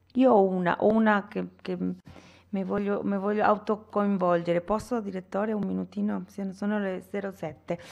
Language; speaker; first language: Italian; non-native, fluent; Spanish